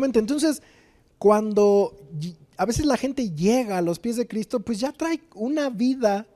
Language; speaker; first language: Spanish; native; Spanish